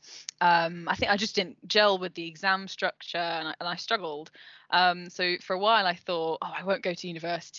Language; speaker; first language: English; native; English